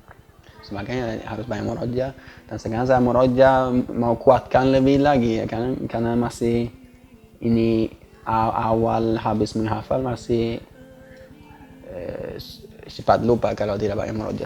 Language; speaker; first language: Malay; non-native, fluent; Swedish